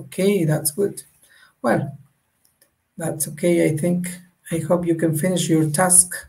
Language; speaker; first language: English; non-native, fluent; Spanish